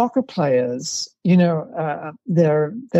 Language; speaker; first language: English; native; English